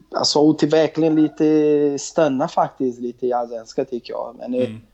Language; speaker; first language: Swedish; non-native, learner; Portuguese